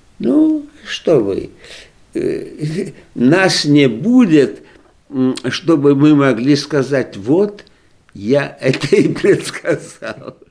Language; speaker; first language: Russian; non-native, local second language; Lithuanian